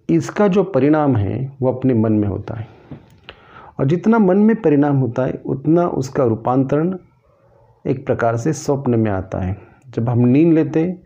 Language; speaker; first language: Hindi; non-native, local second language; Marathi